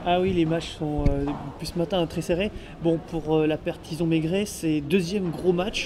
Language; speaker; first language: French; native; French